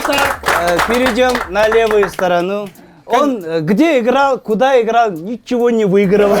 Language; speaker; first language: Russian; non-native, local second language; Kazakh